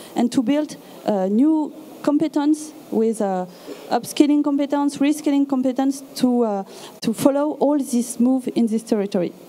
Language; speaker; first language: English; non-native, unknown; French